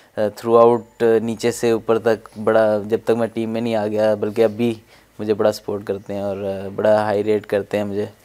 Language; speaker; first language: Urdu; non-native, local second language; Punjabi